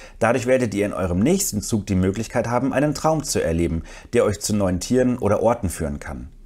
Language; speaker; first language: German; native; German